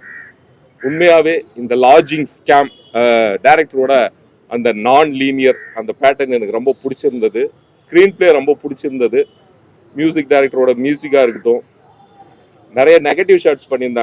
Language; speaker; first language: Tamil; native; Tamil